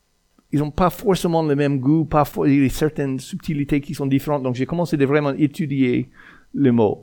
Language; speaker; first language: French; non-native, fluent; English